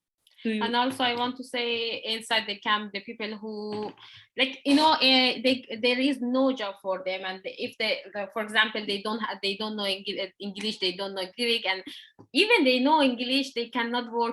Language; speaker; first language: English; non-native, learner; Persian